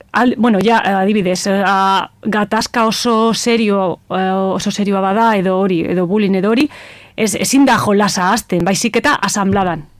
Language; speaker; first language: Basque; non-native, local second language; Spanish